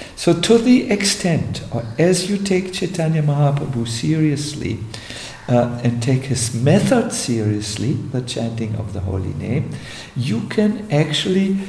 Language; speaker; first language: English; non-native, fluent; German